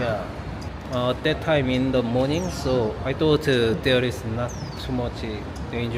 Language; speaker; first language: English; non-native, learner; Korean